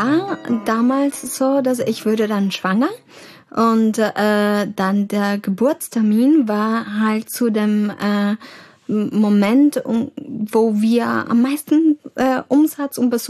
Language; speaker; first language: German; early bilingual, heritage; German